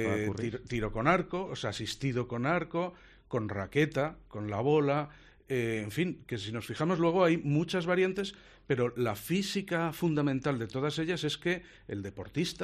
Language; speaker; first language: Spanish; native; Spanish